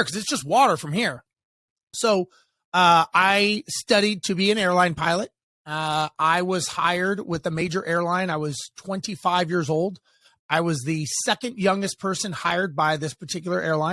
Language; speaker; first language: English; native; English